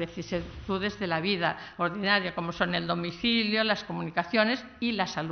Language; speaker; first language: Spanish; native; Spanish